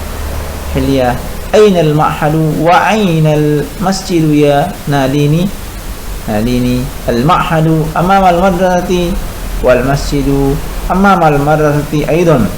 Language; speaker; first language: Arabic; non-native, fluent; Indonesian